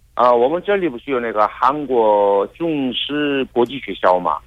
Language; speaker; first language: Chinese; non-native, fluent; Korean